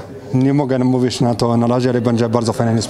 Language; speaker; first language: Polish; non-native, fluent; French